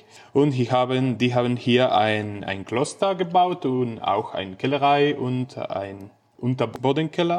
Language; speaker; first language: German; non-native, learner; Spanish